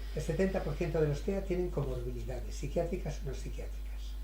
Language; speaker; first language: Spanish; native; Spanish